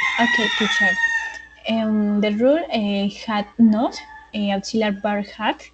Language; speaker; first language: English; non-native, learner; Spanish